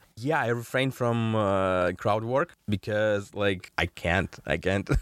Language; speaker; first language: English; non-native, fluent; Russian